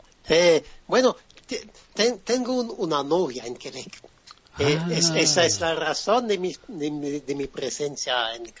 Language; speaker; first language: Spanish; non-native, fluent; French